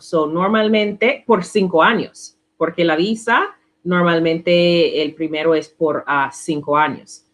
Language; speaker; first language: Spanish; non-native, learner; English